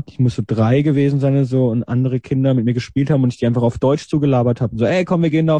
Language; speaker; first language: German; native; German